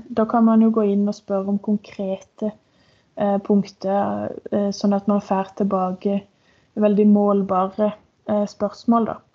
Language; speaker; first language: Norwegian; native; Norwegian